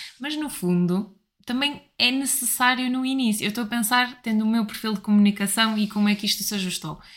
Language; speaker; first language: Portuguese; native; Portuguese